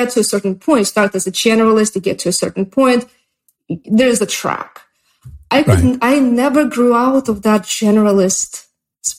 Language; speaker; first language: English; non-native, fluent; Russian